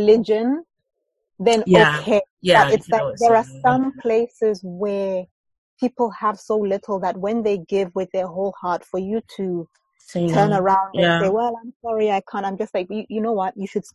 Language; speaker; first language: English; native; English